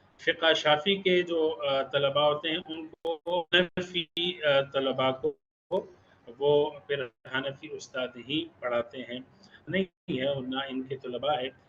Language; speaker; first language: Urdu; non-native, local second language; Pashto